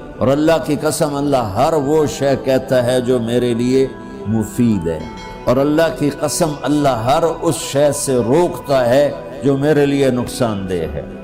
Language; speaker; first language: Urdu; non-native, local second language; Punjabi